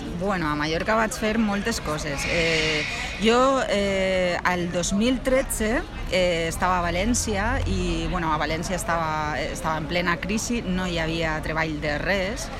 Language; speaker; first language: Catalan; non-native, local second language; Spanish